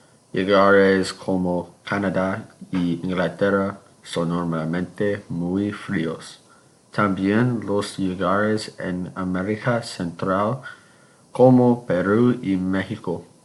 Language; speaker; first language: Spanish; non-native, learner; English